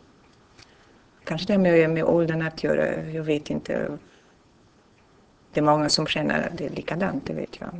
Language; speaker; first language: Swedish; non-native, fluent; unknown